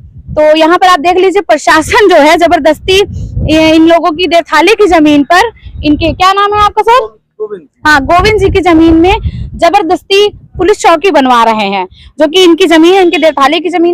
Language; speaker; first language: Hindi; native; Hindi